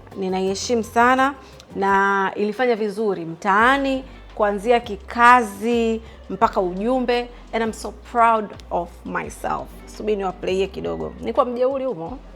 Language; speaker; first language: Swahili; native; Swahili